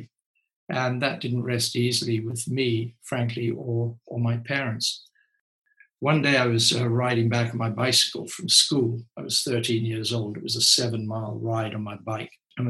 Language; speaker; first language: English; native; English